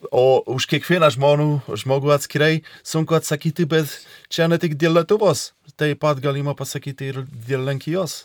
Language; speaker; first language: Lithuanian; non-native, fluent; Polish